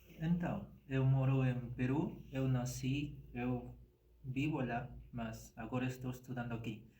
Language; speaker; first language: Portuguese; non-native, fluent; Spanish